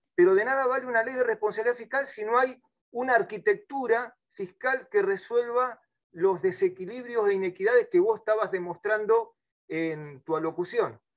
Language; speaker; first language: Spanish; native; Spanish